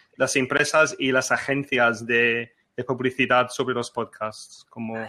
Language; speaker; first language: Spanish; non-native, fluent; English